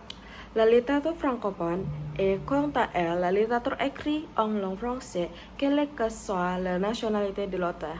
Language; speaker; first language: French; non-native, learner; Indonesian